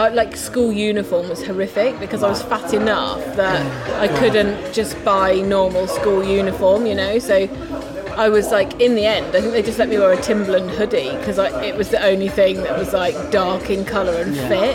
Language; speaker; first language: English; native; English